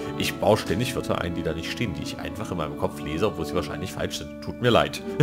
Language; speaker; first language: German; native; German